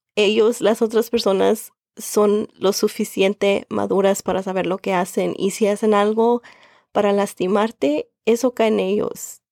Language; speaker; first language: Spanish; early bilingual, heritage; Spanish